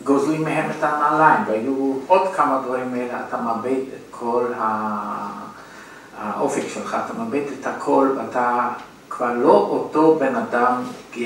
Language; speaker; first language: Hebrew; non-native, fluent; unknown